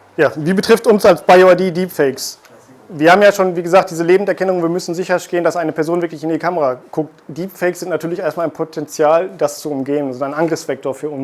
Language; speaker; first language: German; native; German